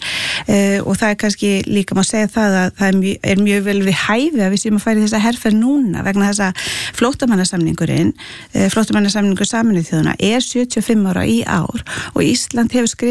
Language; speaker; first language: Icelandic; native; Icelandic